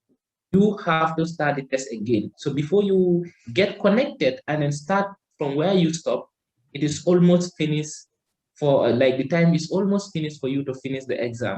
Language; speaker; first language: English; non-native, learner; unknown